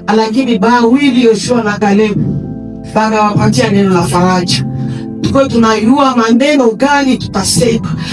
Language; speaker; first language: Swahili; native; Swahili